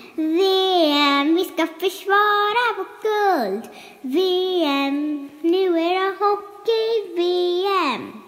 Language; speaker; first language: English; native; English